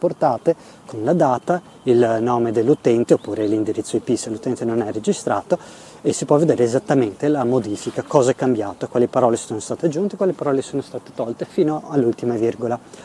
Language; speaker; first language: Italian; native; Italian